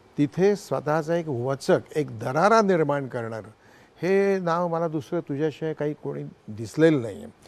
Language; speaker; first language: Marathi; native; Marathi